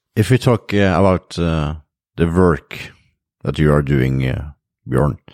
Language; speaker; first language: English; non-native, fluent; Norwegian